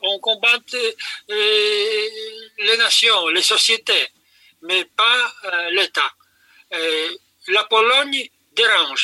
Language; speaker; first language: French; non-native, fluent; Polish